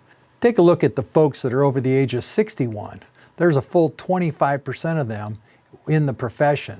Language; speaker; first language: English; native; English